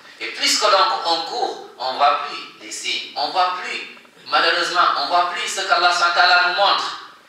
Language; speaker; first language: French; non-native, local second language; Wolof